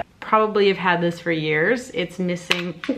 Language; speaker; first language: English; native; English